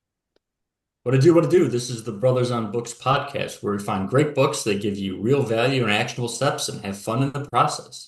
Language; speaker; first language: English; native; English